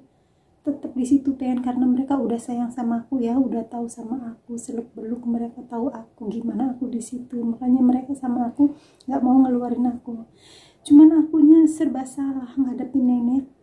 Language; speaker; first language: Indonesian; non-native, local second language; Javanese